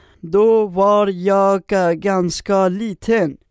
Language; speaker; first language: Swedish; non-native, learner; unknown